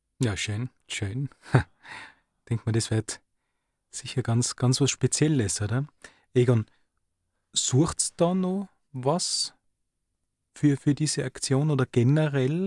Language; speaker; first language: German; native; German